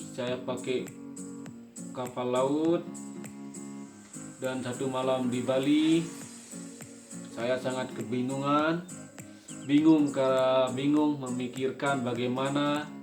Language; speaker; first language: Indonesian; non-native, local second language; Sasak